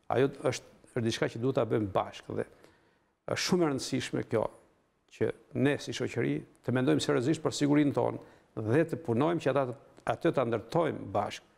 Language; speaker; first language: Albanian; native; Albanian